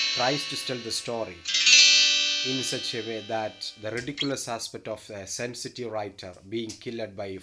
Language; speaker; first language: English; non-native, local second language; Malayalam